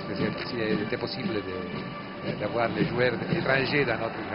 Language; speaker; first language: French; non-native, fluent; Italian